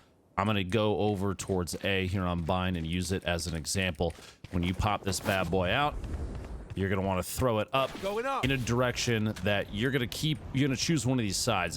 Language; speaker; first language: English; native; English